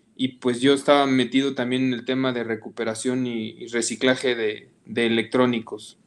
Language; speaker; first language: Spanish; native; Spanish